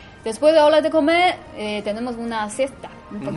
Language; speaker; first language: Spanish; non-native, fluent; Chinese